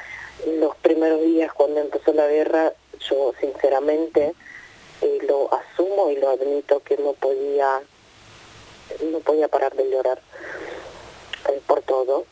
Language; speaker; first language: Spanish; non-native, fluent; Ukrainian